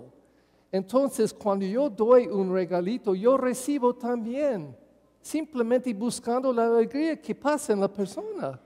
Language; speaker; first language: Spanish; non-native, fluent; English